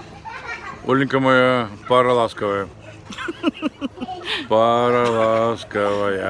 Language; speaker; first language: Russian; native; Russian